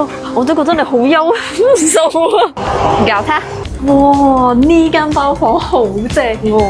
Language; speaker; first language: Cantonese; native; Cantonese